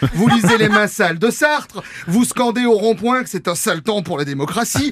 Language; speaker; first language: French; native; French